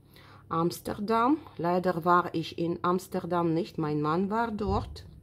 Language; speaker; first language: German; non-native, fluent; Russian